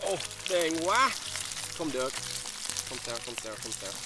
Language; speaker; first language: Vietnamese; non-native, learner; English